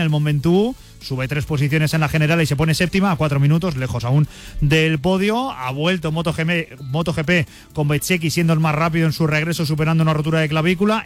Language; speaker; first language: Spanish; native; Spanish